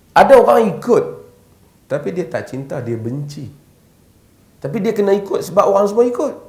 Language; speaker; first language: Malay; native; Malay